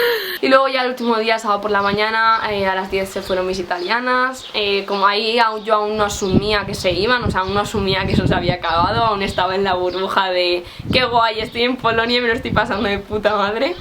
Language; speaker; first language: Spanish; native; Spanish